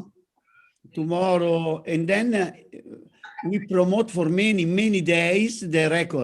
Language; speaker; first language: English; non-native, learner; Italian